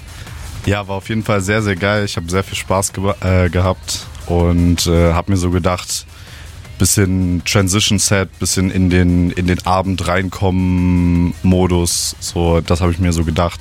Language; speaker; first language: German; native; German